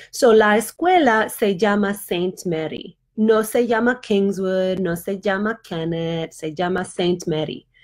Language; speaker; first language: Spanish; non-native, fluent; English